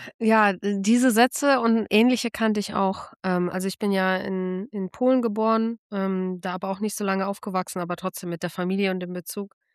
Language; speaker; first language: German; early bilingual, other home language; Polish